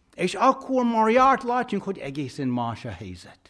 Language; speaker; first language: Hungarian; non-native, fluent; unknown